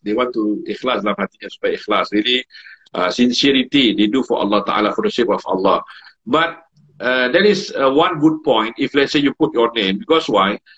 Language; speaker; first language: English; non-native, learner; Malay